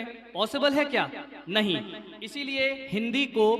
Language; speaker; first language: Hindi; native; Hindi